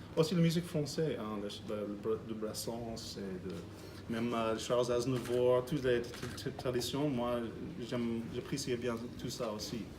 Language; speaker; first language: French; non-native, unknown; English